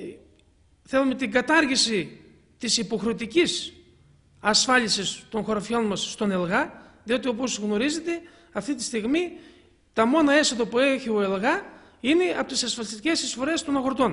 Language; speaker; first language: Greek; native; Greek